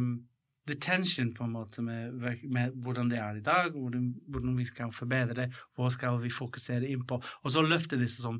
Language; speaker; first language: Norwegian; non-native, fluent; English